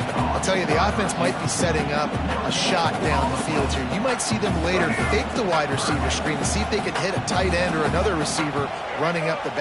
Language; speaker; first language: English; native; English